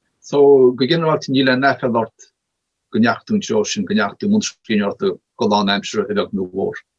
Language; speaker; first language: Irish; native; Irish